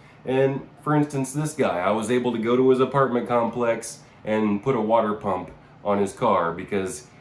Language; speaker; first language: English; native; English